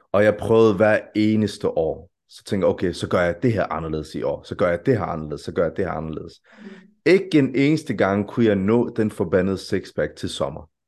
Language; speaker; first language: Danish; early bilingual, other home language; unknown